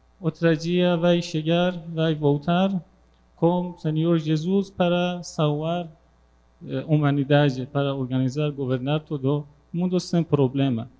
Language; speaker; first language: Portuguese; non-native, learner; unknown